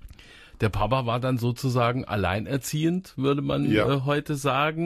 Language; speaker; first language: German; native; German